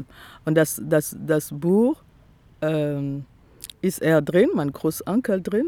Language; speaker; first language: German; non-native, fluent; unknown